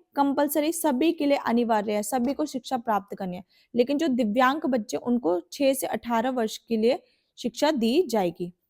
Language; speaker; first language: Hindi; native; Hindi